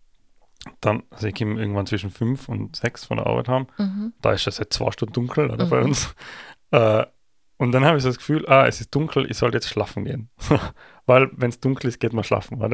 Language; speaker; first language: German; native; German